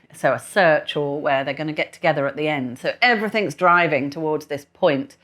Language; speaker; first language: English; native; English